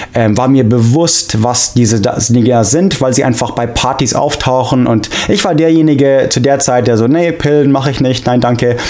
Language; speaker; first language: German; non-native, fluent; English